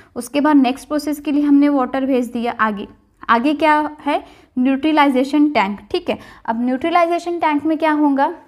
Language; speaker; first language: Hindi; non-native, local second language; Marathi